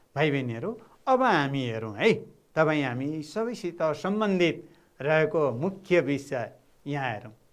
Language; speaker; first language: Nepali; non-native, local second language; Bhojpuri